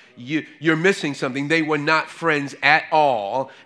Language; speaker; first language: English; native; English